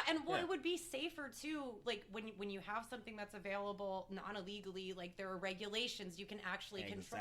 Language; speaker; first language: English; native; English